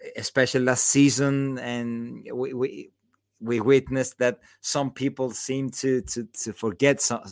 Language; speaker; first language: English; non-native, fluent; Greek